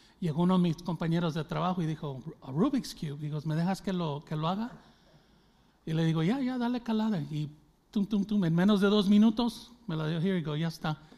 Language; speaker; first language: Spanish; early bilingual, heritage; Spanish